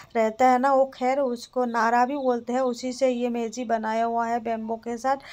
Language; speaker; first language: Hindi; non-native, local second language; Assamese